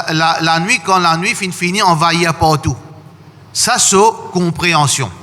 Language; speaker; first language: French; non-native, learner; Morisyen